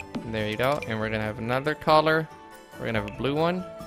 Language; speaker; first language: English; non-native, fluent; Dutch